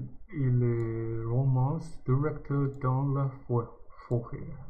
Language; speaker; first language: French; non-native, learner; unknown